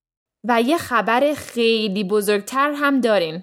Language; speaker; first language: Persian; early bilingual, heritage; English